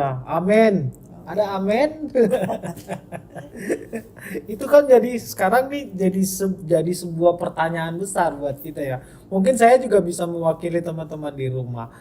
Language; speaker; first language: Indonesian; native; Indonesian